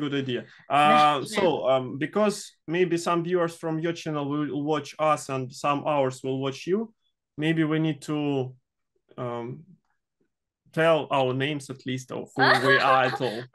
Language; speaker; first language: English; non-native, fluent; Russian